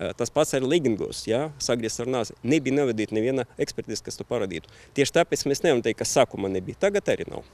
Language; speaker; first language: Latvian; non-native, local second language; Russian